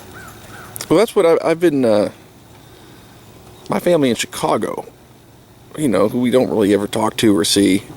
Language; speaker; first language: English; native; English